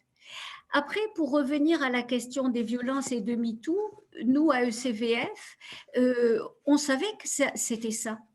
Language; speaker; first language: French; native; French